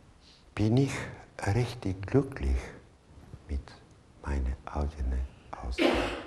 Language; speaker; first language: German; non-native, fluent; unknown